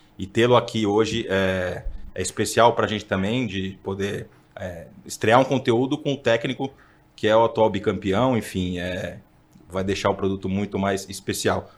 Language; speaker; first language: Portuguese; native; Portuguese